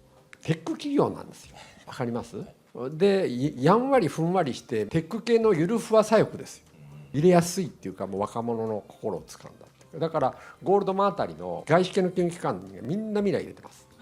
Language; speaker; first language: Japanese; native; Japanese